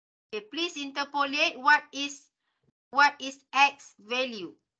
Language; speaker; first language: English; non-native, local second language; Malay